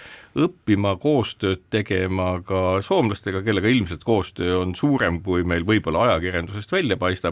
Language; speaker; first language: Estonian; native; Estonian